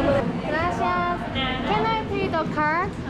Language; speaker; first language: English; non-native, learner; Korean